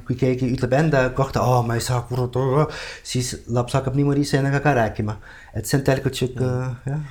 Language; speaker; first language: Estonian; non-native, fluent; Dutch